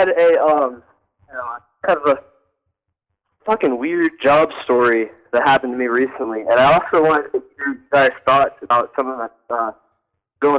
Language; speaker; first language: English; native; English